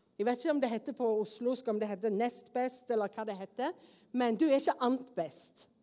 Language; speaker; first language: Norwegian; native; Norwegian